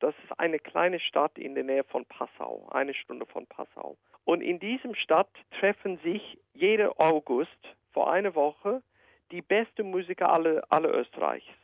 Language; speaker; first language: German; non-native, fluent; English